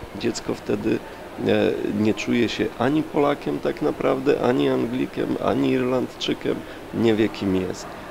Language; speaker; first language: Polish; native; Polish